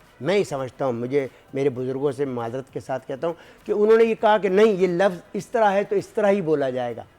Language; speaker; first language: Urdu; native; Urdu